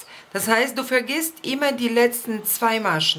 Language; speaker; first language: German; non-native, fluent; Polish